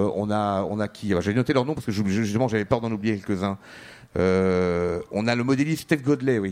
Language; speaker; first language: French; native; French